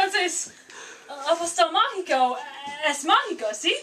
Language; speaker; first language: Spanish; non-native, learner; English